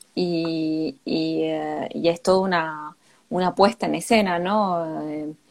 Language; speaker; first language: Spanish; native; Spanish